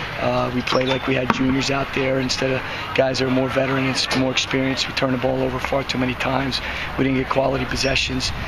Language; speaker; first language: English; native; English